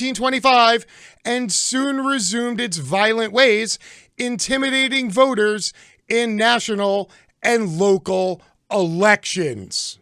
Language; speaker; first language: English; native; English